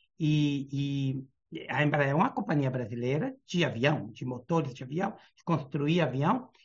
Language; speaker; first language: Portuguese; early bilingual, heritage; Portuguese